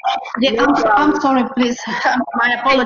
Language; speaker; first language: English; non-native, learner; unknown